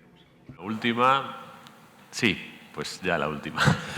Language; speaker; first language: Spanish; native; Spanish